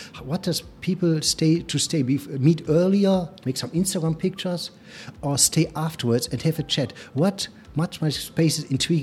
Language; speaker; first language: English; non-native, fluent; German